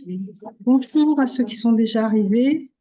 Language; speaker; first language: French; native; French